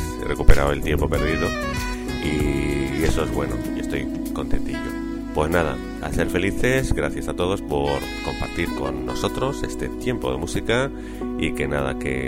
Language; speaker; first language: Spanish; native; Spanish